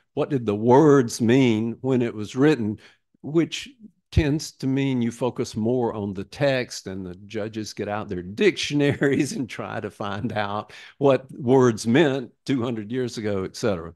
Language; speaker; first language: English; native; English